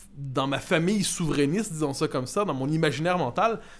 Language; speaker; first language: French; native; French